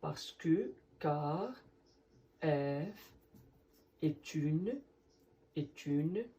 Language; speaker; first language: French; non-native, local second language; Arabic